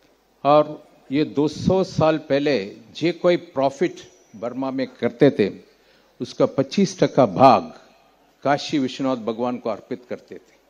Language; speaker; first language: Hindi; non-native, local second language; Tamil